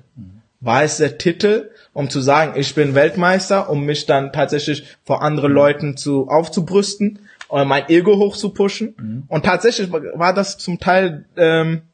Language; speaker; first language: German; early bilingual, other home language; Urdu